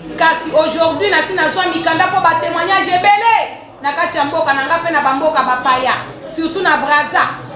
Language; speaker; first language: Lingala; native; Lingala